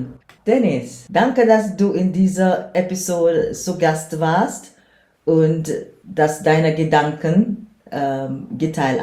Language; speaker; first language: German; non-native, learner; English